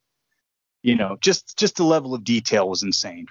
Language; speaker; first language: English; native; English